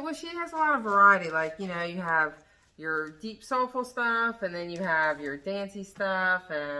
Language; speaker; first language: English; native; English